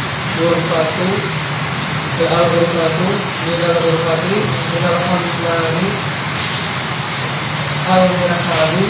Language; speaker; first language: Arabic; non-native, learner; Indonesian